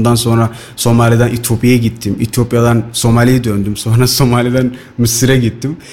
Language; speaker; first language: Turkish; non-native, fluent; Somali